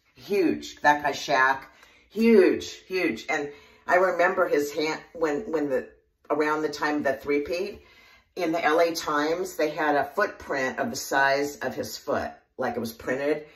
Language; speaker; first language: English; native; English